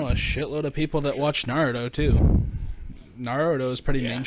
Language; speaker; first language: English; native; English